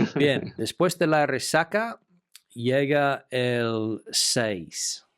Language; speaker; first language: Spanish; non-native, fluent; English